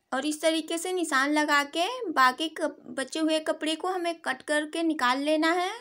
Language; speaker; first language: Hindi; native; Hindi